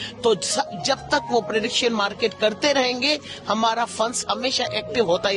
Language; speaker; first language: Hindi; native; Hindi